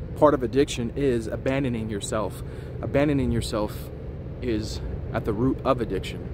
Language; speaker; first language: English; native; English